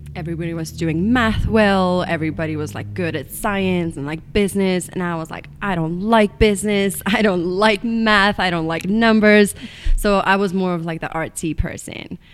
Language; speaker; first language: English; non-native, fluent; Estonian